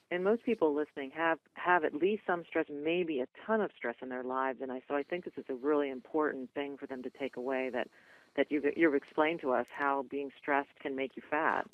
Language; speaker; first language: English; native; English